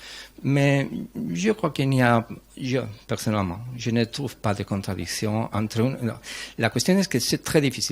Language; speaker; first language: French; non-native, learner; Spanish